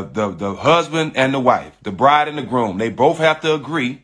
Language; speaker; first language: English; native; English